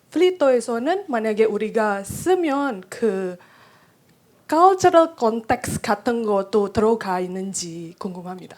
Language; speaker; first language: Korean; non-native, fluent; Indonesian